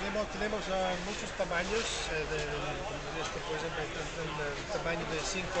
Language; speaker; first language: Spanish; non-native, fluent; Italian